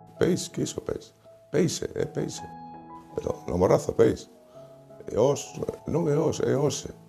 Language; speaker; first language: Galician; native; Galician